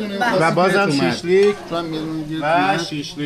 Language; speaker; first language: Persian; native; Persian